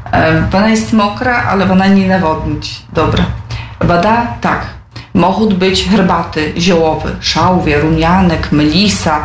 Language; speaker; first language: Polish; non-native, local second language; Belarusian